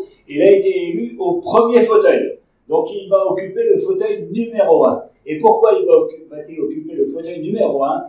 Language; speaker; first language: French; native; French